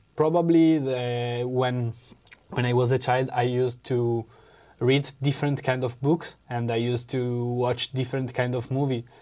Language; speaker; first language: English; non-native, learner; Italian